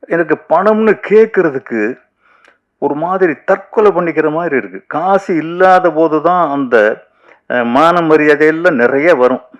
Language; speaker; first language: Tamil; native; Tamil